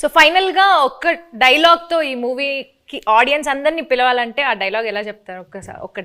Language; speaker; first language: Telugu; native; Telugu